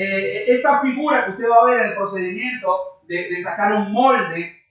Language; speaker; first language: Spanish; native; Spanish